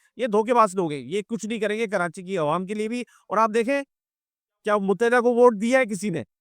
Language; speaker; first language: Urdu; native; Urdu